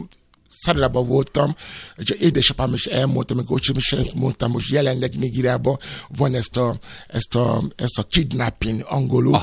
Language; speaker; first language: Hungarian; non-native, fluent; Yoruba